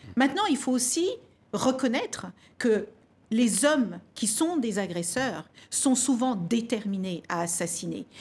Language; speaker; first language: French; early bilingual, other home language; Kabuverdianu